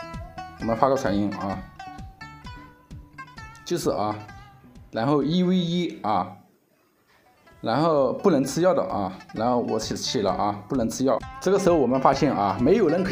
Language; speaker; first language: Chinese; native; Chinese